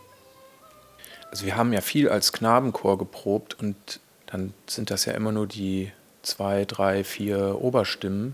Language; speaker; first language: German; native; German